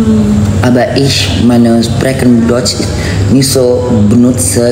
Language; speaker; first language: German; non-native, learner; Indonesian